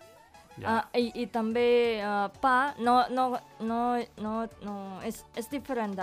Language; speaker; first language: Catalan; non-native, learner; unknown